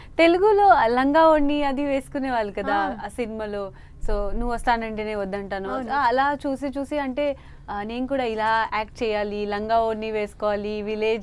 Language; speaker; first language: Telugu; non-native, local second language; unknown